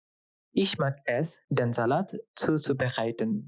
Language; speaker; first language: German; non-native, fluent; Bangla